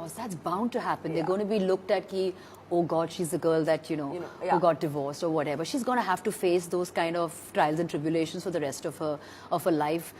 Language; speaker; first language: English; non-native, local second language; Hindi